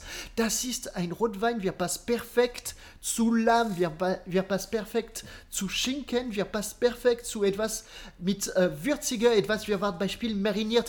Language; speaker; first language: German; non-native, learner; French